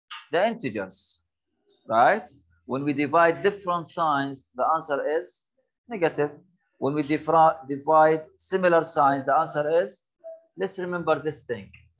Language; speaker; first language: English; non-native, fluent; Arabic